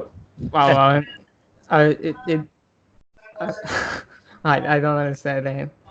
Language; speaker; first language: English; non-native, learner; Spanish